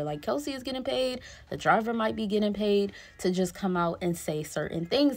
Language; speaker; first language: English; native; English